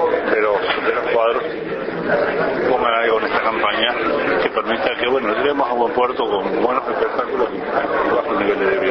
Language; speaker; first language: Spanish; native; Spanish